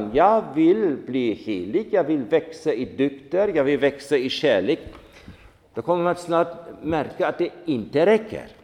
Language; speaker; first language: Swedish; non-native, fluent; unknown